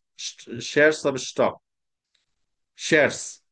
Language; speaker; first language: English; non-native, local second language; Bangla